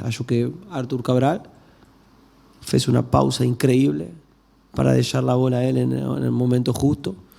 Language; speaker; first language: Portuguese; non-native, learner; Spanish